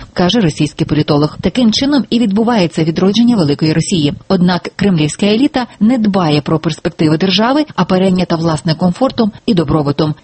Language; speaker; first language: Ukrainian; native; Ukrainian